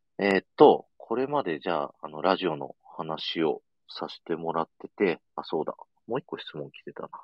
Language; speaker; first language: Japanese; native; Japanese